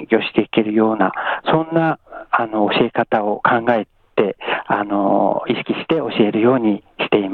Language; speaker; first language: Japanese; native; Japanese